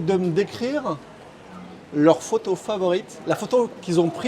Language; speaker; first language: French; native; French